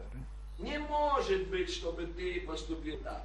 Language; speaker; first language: Polish; non-native, learner; Russian